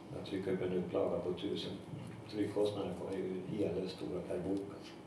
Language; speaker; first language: Swedish; non-native, local second language; Northern Sami